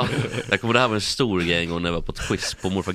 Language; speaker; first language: Swedish; native; Swedish